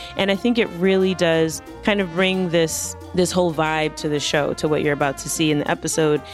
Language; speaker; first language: English; native; English